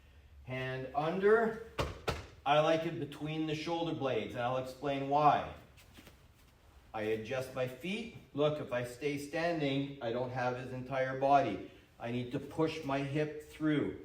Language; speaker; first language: English; native; English